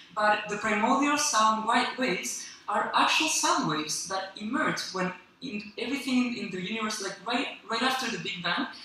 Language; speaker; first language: English; non-native, fluent; Spanish